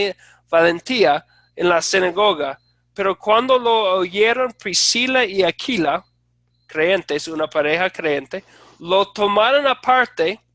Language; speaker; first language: Spanish; non-native, fluent; English